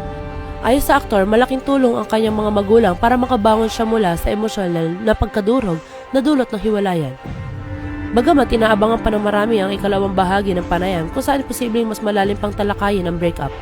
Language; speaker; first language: Filipino; native; Filipino